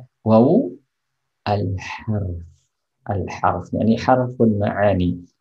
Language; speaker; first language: Arabic; non-native, fluent; Indonesian